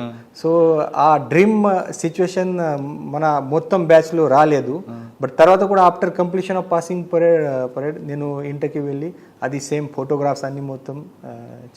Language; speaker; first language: Telugu; non-native, fluent; Marathi